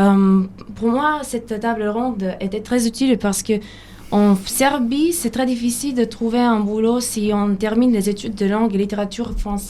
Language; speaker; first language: French; non-native, fluent; Serbian